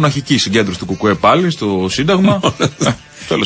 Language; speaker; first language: Greek; native; Greek